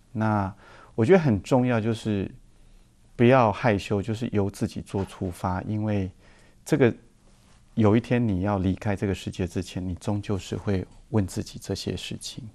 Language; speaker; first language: Chinese; native; Chinese